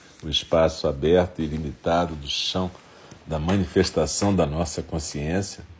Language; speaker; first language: Portuguese; native; Portuguese